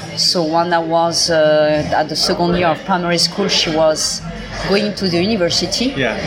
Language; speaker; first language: English; non-native, fluent; French